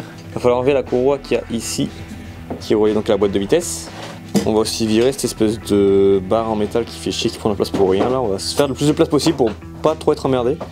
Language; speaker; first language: French; native; French